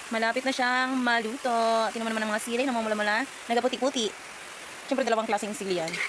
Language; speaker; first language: Filipino; native; Filipino